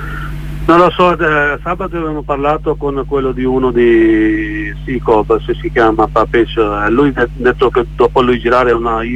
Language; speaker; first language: Italian; non-native, learner; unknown